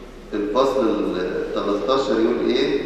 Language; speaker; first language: Arabic; native; Arabic